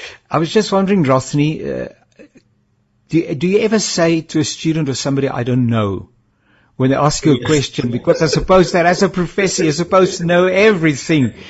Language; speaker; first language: English; non-native, local second language; Afrikaans